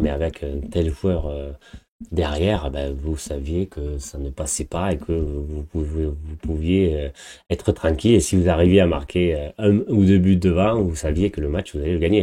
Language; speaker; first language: French; native; French